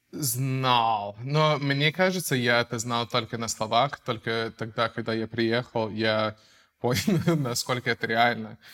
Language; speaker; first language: Russian; non-native, fluent; English